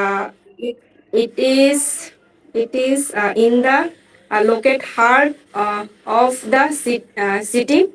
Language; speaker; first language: English; non-native, learner; Bangla